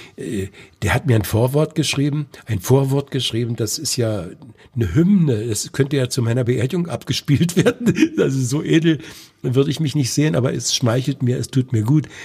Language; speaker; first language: German; native; German